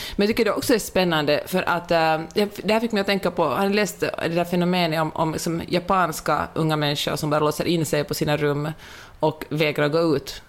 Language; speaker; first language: Swedish; native; Swedish